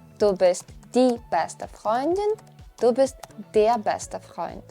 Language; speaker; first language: German; non-native, fluent; Ukrainian